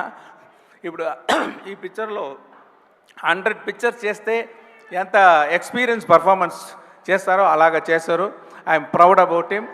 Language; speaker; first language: Telugu; non-native, learner; Tamil